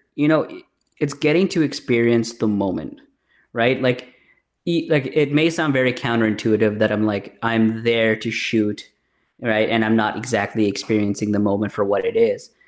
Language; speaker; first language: English; early bilingual, other home language; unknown